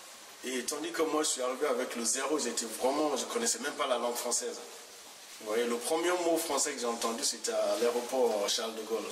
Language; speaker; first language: French; non-native, fluent; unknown